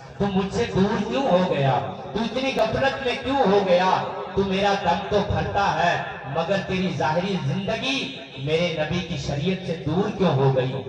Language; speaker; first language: Urdu; non-native, local second language; Punjabi